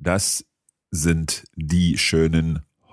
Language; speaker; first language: German; non-native, learner; English